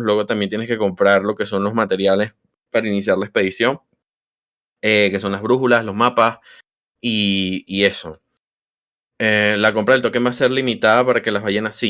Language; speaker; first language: Spanish; native; Spanish